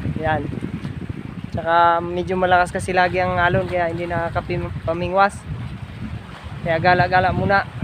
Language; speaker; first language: Filipino; non-native, local second language; Bikol